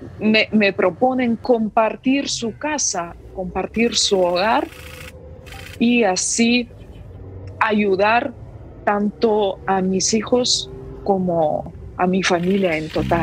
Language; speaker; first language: Spanish; non-native, fluent; Ukrainian